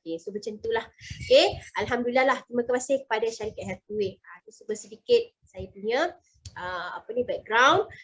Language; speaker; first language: Malay; native; Malay